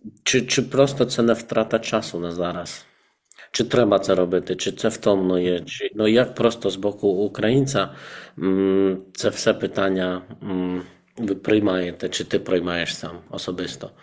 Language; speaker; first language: Ukrainian; non-native, fluent; Polish